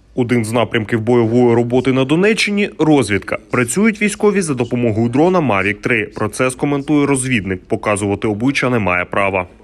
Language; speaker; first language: Ukrainian; native; Ukrainian